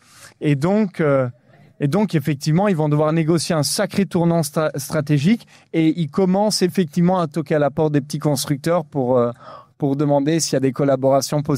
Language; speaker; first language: French; native; French